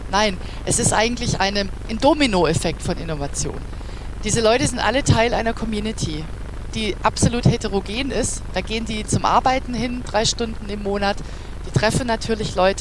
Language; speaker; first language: German; native; German